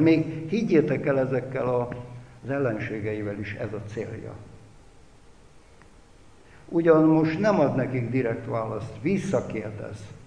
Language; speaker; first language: Hungarian; native; Hungarian